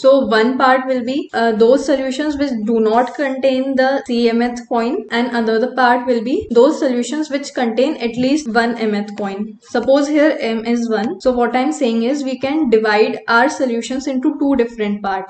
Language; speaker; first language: English; non-native, local second language; Hindi